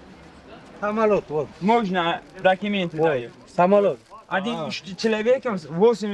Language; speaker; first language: Russian; non-native, local second language; Uzbek